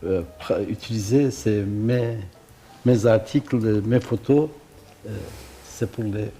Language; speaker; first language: French; non-native, learner; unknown